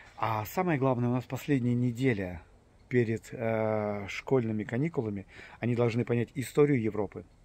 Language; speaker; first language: Russian; native; Russian